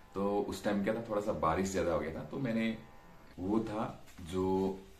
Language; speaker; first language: Hindi; non-native, local second language; Nepali